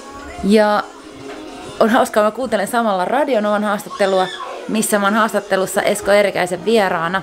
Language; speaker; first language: Finnish; native; Finnish